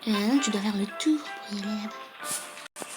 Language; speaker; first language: French; native; French